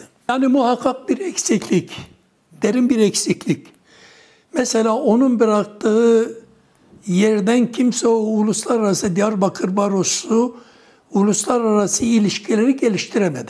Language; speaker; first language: Turkish; non-native, local second language; Kurdish